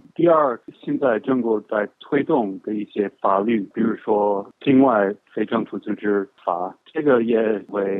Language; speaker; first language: Chinese; non-native, fluent; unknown